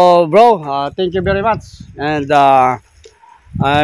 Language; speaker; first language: English; non-native, learner; Filipino